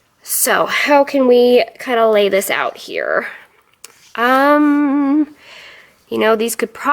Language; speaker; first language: English; native; English